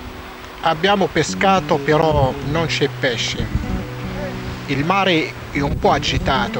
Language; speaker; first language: Italian; non-native, fluent; Arabic